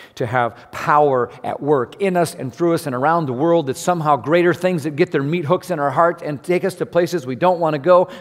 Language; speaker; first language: English; native; English